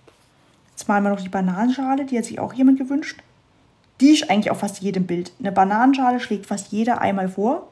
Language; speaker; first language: German; native; German